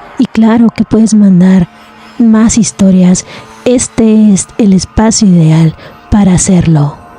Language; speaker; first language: Spanish; native; Spanish